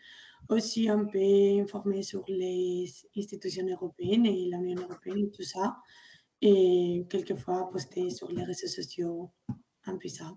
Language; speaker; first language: French; non-native, learner; Spanish